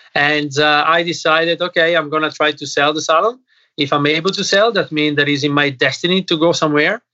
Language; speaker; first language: English; non-native, fluent; Italian